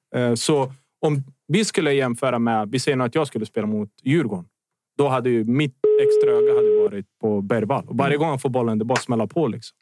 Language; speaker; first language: Swedish; early bilingual, other home language; Bosnian